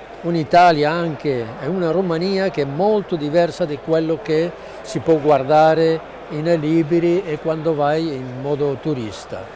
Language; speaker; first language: Italian; non-native, learner; Spanish